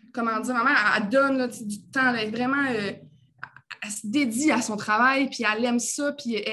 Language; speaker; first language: French; native; French